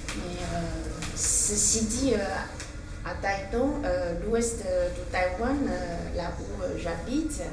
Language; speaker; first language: French; non-native, fluent; Chinese